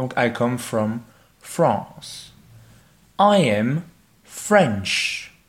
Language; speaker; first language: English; non-native, fluent; French